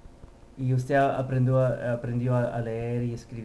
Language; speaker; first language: Spanish; early bilingual, heritage; Spanish